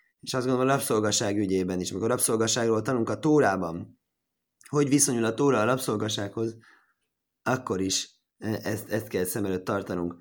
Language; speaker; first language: Hungarian; early bilingual, heritage; Hungarian